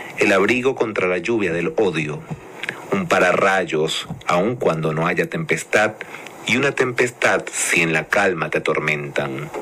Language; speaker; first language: Spanish; non-native, learner; English